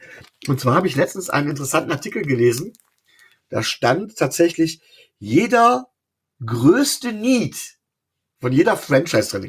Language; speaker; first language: German; native; German